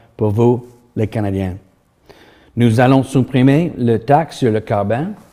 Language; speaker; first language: French; non-native, learner; English